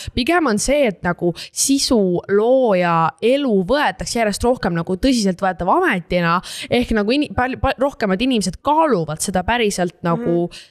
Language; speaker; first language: Estonian; native; Estonian